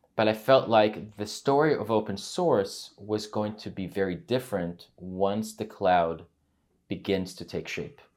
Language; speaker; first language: English; native; English